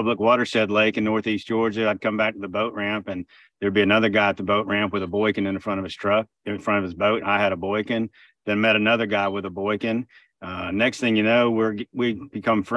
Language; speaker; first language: English; native; English